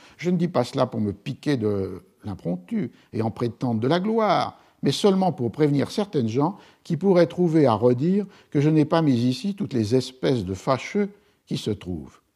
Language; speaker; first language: French; native; French